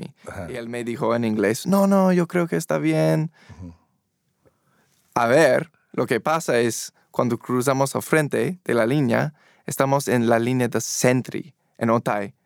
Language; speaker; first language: Spanish; non-native, fluent; English